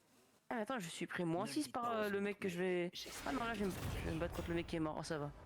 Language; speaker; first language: French; native; French